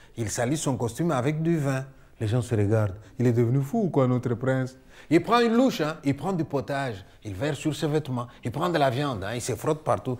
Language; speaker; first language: French; non-native, local second language; Luba-Lulua